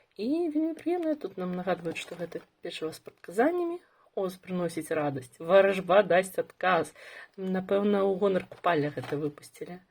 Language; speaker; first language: Belarusian; non-native, local second language; Russian